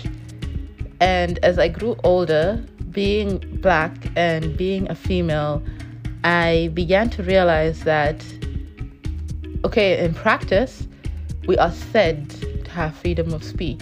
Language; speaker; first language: English; non-native, local second language; Shona